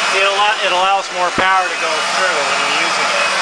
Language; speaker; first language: English; native; English